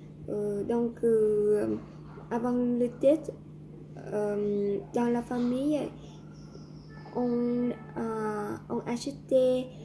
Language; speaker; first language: French; non-native, learner; Vietnamese